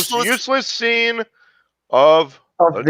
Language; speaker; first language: English; native; English